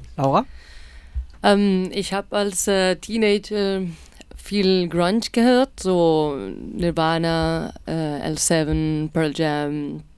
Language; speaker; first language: German; non-native, learner; Spanish